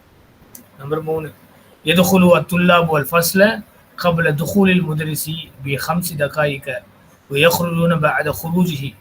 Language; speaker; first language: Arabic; non-native, fluent; Tamil